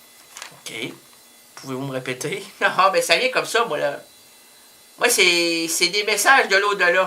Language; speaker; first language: French; native; French